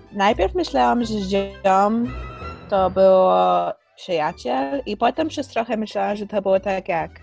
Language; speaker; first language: Polish; early bilingual, heritage; Polish